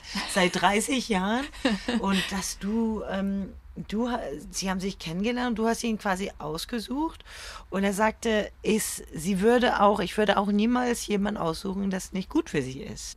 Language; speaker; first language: German; early bilingual, other home language; French